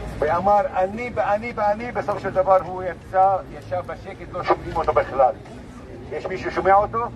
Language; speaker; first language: Hebrew; non-native, local second language; Arabic